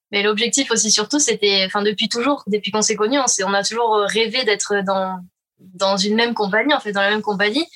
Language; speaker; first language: French; native; French